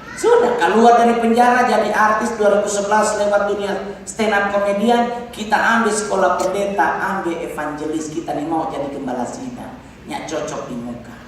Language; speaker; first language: Indonesian; native; Indonesian